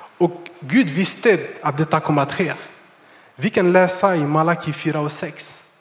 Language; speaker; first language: Swedish; non-native, fluent; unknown